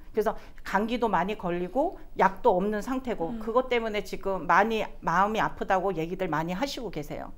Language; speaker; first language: Korean; non-native, fluent; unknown